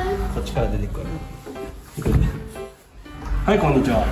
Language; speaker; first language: Japanese; native; Japanese